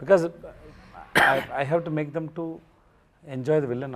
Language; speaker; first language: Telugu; non-native, learner; Tamil